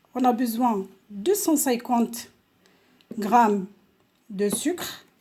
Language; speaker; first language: French; non-native, local second language; Arabic